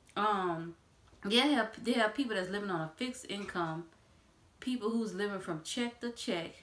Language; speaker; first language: English; native; English